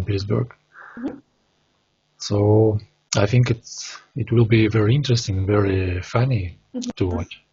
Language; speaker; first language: English; non-native, learner; Russian